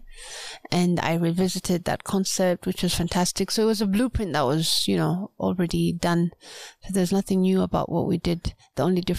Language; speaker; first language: English; non-native, local second language; Swahili